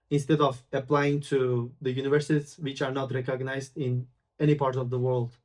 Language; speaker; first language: English; non-native, fluent; Uzbek